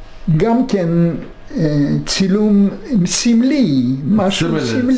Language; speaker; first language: Hebrew; non-native, fluent; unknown